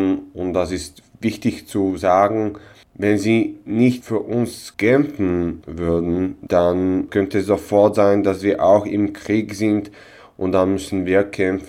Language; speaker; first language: German; non-native, local second language; Slovak